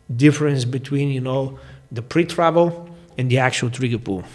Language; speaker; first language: English; non-native, fluent; Bulgarian